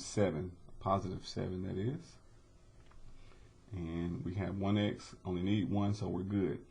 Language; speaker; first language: English; native; English